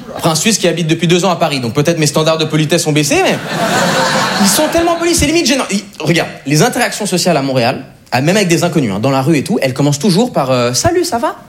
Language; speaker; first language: French; native; French